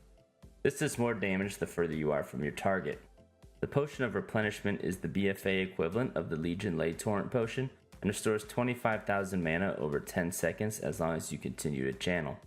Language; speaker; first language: English; native; English